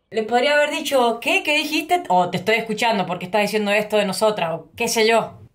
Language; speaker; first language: Spanish; native; Spanish